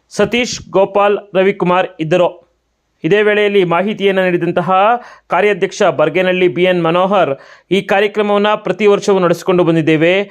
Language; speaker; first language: Kannada; native; Kannada